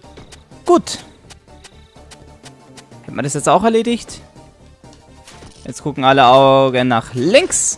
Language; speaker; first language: German; native; German